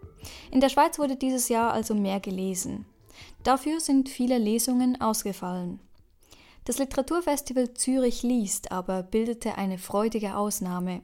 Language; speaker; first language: German; native; German